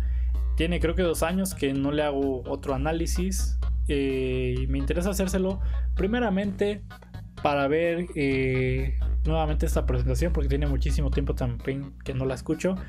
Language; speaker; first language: Spanish; native; Spanish